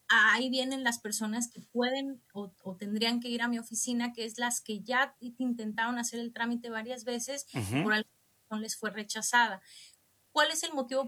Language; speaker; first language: Spanish; native; Spanish